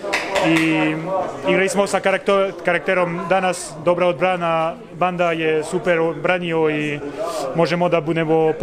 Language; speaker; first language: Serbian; early bilingual, heritage; Danish